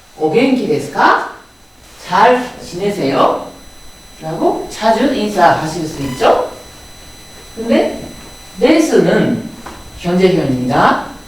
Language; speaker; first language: Korean; native; Korean